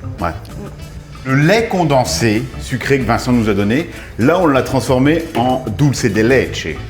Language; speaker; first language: French; native; French